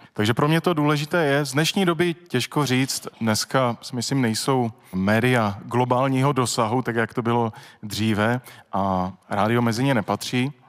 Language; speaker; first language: Czech; native; Czech